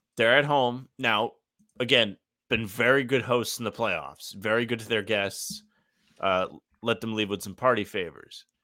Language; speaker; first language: English; native; English